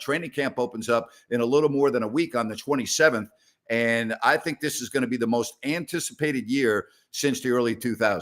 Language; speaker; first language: English; native; English